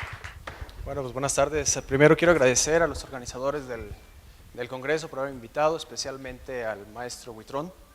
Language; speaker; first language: Spanish; native; Spanish